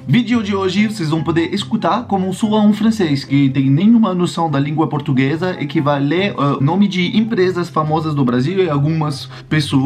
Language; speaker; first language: Portuguese; non-native, fluent; French